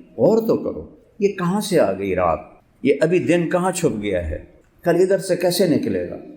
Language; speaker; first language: Urdu; non-native, local second language; Punjabi